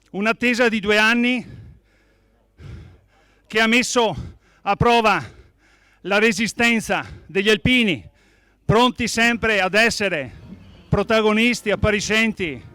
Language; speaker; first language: Italian; native; Italian